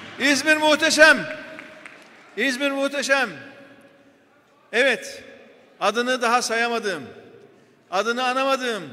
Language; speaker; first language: Turkish; native; Turkish